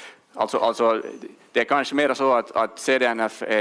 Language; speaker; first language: Swedish; non-native, local second language; Finnish